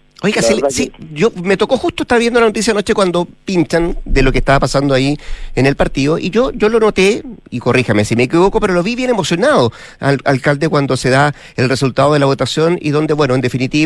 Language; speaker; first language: Spanish; native; Spanish